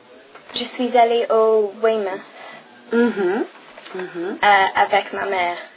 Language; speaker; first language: French; non-native, learner; English